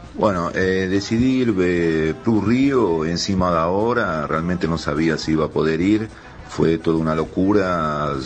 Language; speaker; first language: Spanish; non-native, fluent; Portuguese